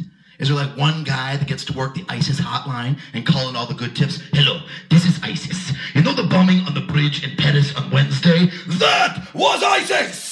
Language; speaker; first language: English; native; English